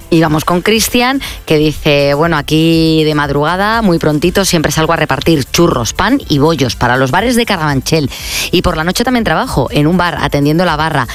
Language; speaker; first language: Spanish; native; Spanish